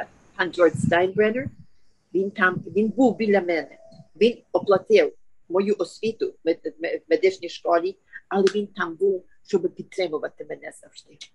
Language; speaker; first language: Ukrainian; early bilingual, heritage; Ukrainian